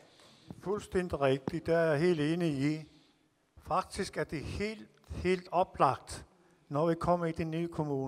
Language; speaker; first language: Danish; non-native, local second language; Kalaallisut